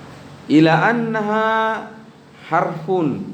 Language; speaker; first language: Arabic; non-native, fluent; Indonesian